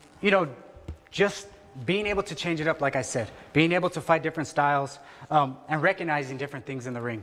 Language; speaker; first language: English; native; English